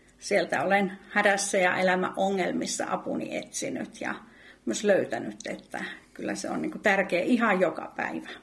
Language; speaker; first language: Finnish; native; Finnish